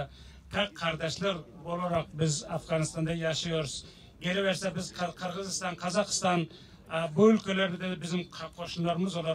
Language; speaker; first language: Turkish; non-native, learner; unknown